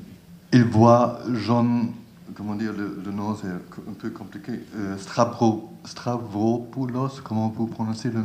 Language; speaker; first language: French; non-native, learner; German